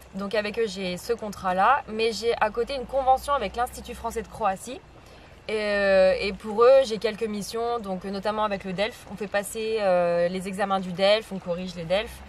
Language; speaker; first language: French; native; French